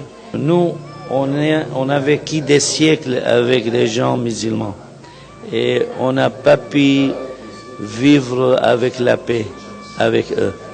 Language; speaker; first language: French; non-native, fluent; Arabic